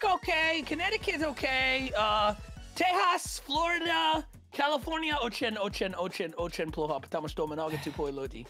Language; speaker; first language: Russian; non-native, learner; English